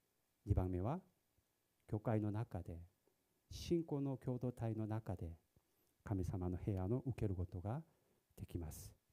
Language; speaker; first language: Japanese; non-native, learner; Korean